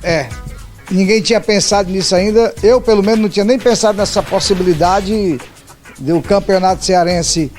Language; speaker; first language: Portuguese; native; Portuguese